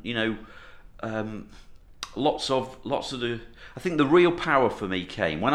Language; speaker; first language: English; native; English